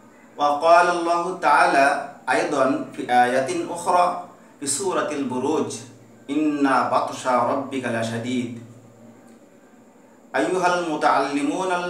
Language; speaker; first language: Arabic; non-native, fluent; Bangla